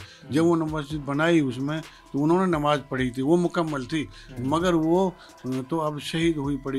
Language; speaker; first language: Hindi; native; Hindi